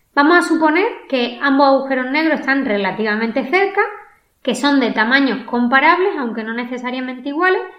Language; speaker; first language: Spanish; native; Spanish